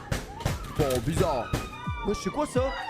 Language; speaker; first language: French; native; French